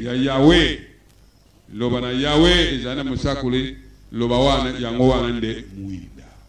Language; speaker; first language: Lingala; non-native, local second language; Kongo